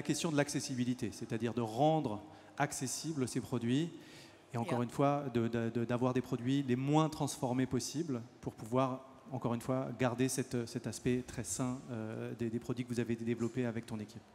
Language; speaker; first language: French; native; French